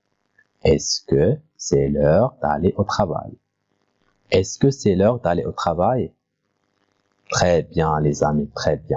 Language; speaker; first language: French; non-native, local second language; Arabic